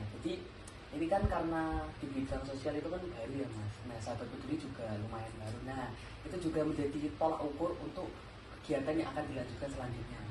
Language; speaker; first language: Indonesian; native; Indonesian